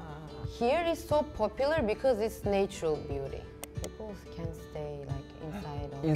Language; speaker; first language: English; non-native, fluent; Turkish